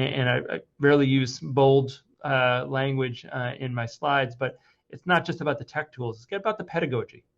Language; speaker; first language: English; native; English